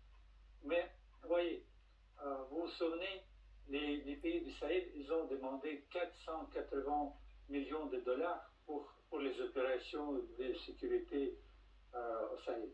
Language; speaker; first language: French; non-native, fluent; Russian